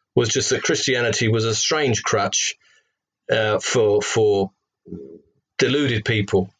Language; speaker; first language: English; native; English